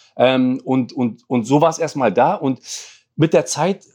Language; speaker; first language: German; early bilingual, other home language; Arabic